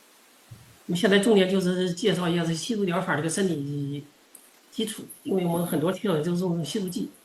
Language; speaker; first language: Chinese; non-native, local second language; Indonesian